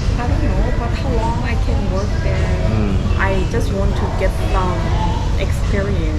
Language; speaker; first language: English; non-native, learner; Thai